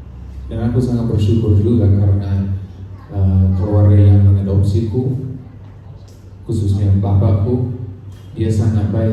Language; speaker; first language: Indonesian; non-native, fluent; English